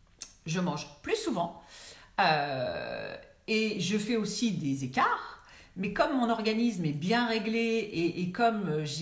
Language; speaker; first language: French; native; French